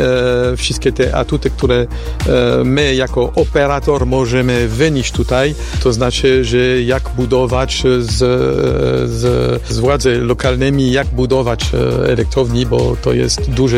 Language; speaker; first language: Polish; non-native, learner; French